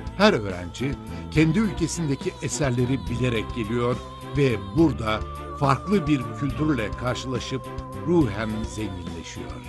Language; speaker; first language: Turkish; native; Turkish